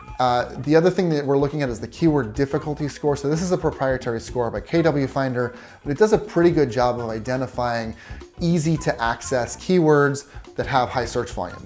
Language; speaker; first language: English; native; English